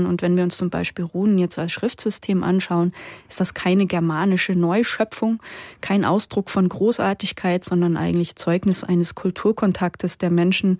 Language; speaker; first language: German; native; German